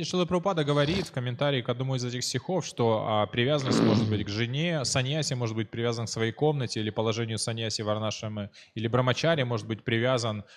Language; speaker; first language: Russian; native; Russian